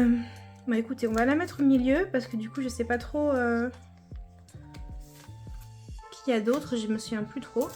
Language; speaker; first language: French; native; French